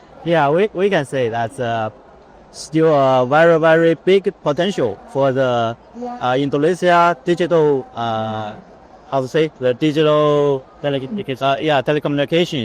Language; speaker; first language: English; non-native, fluent; Chinese